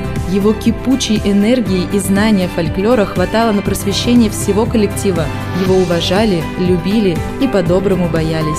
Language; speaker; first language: Russian; native; Russian